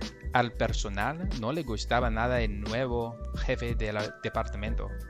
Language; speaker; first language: Spanish; non-native, learner; English